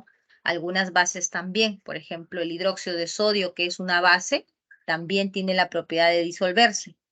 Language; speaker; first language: Spanish; native; Spanish